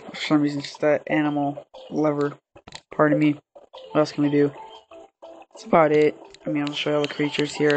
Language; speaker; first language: English; native; English